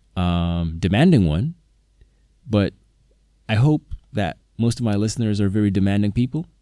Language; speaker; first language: English; non-native, fluent; Slovak